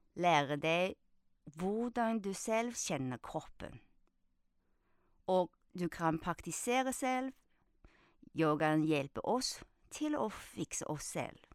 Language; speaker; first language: Norwegian; non-native, fluent; Chinese